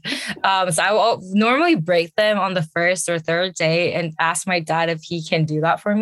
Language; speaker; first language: English; early bilingual, other home language; Korean